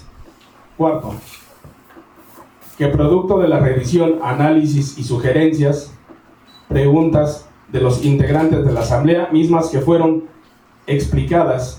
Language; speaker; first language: Spanish; native; Spanish